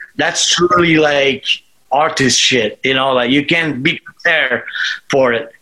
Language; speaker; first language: English; non-native, fluent; Portuguese